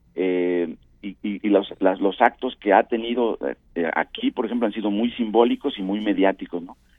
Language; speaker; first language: Spanish; native; Spanish